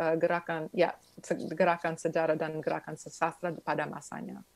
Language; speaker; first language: Indonesian; early bilingual, other home language; English